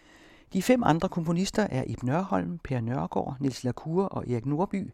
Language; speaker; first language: Danish; native; Danish